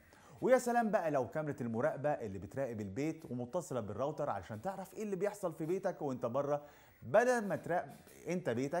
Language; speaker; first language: Arabic; native; Arabic